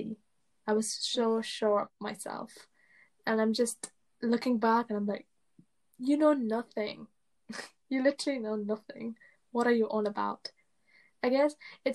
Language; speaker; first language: English; early bilingual, other home language; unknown